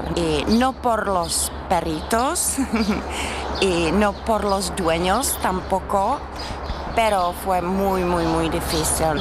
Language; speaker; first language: Spanish; non-native, fluent; Czech